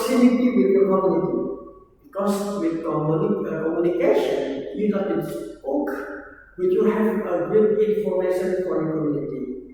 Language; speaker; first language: English; non-native, learner; Indonesian